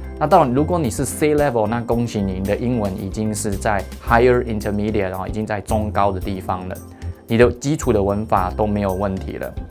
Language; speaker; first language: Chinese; early bilingual, heritage; Chinese